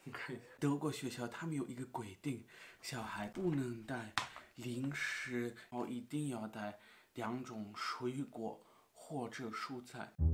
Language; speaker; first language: Chinese; non-native, fluent; German